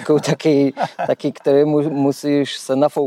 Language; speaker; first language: Czech; non-native, learner; Polish